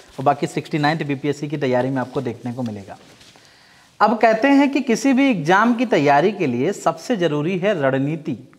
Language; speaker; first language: Hindi; native; Hindi